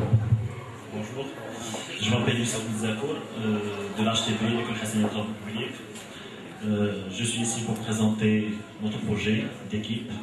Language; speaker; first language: French; non-native, local second language; Arabic